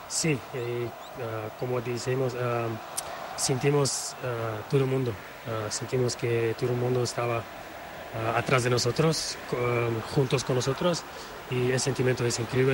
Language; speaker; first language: Spanish; non-native, learner; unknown